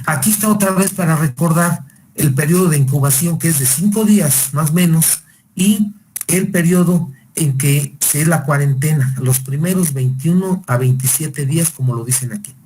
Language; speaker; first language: Spanish; native; Spanish